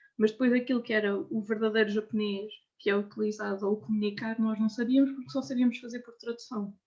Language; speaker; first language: Portuguese; native; Portuguese